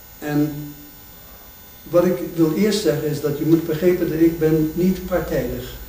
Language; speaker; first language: Dutch; non-native, fluent; English